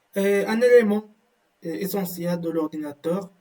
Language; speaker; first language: French; non-native, local second language; Arabic